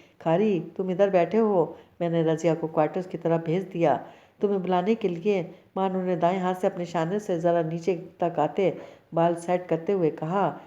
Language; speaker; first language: Urdu; native; Urdu